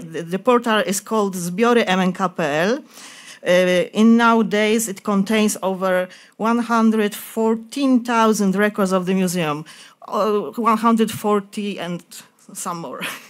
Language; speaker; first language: English; non-native, fluent; Polish